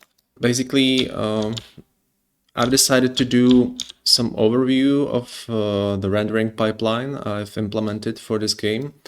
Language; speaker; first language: English; non-native, fluent; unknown